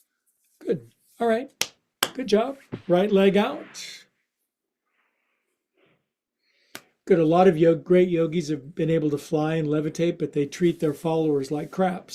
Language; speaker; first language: English; native; English